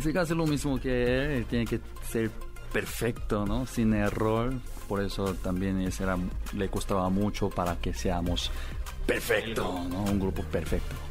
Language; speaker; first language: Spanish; non-native, learner; Korean